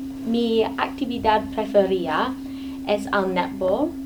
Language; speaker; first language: Spanish; non-native, learner; English